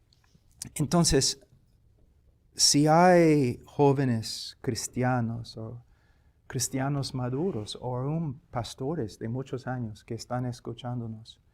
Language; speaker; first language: Spanish; non-native, fluent; English